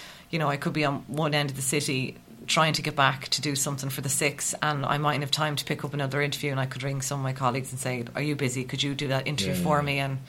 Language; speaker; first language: English; native; English